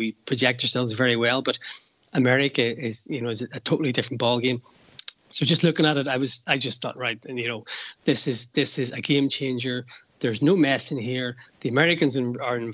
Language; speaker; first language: English; native; English